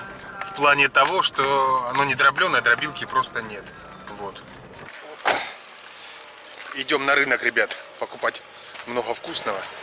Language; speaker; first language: Russian; native; Russian